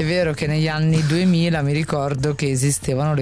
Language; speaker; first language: Italian; native; Italian